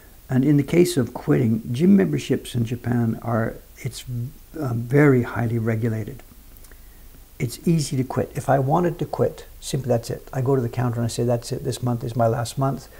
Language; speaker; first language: English; native; English